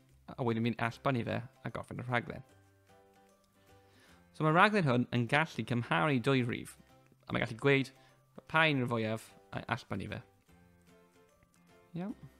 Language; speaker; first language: Welsh; native; Welsh